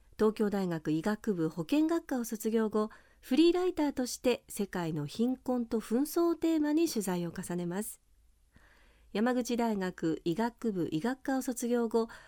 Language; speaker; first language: Japanese; native; Japanese